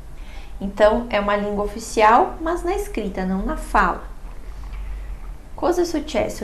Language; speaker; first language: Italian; non-native, fluent; Portuguese